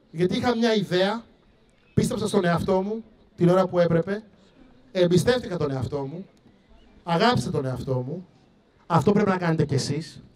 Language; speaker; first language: Greek; early bilingual, other home language; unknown